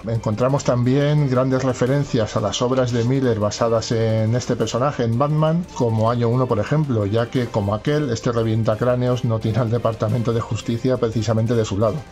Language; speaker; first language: Spanish; native; Spanish